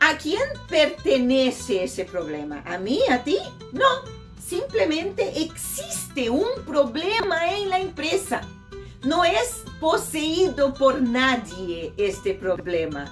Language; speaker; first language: Spanish; non-native, fluent; Portuguese